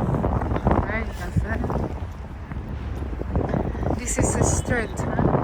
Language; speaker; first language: English; non-native, local second language; Filipino